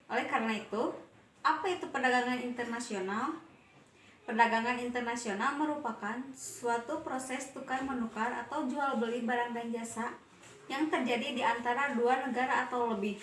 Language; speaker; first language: Indonesian; native; Indonesian